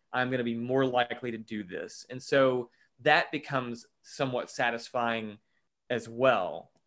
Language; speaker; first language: English; native; English